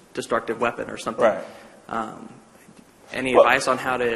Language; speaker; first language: English; native; English